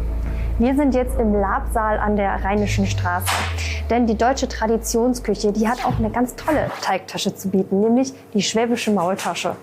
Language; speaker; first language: German; native; German